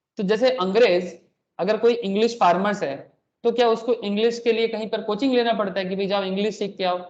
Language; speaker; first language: Hindi; non-native, local second language; Bangla